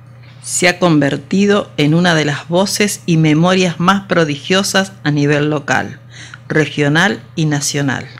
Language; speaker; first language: Spanish; native; Spanish